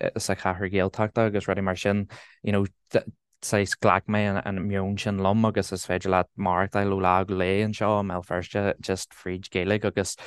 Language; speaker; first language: Irish; non-native, local second language; English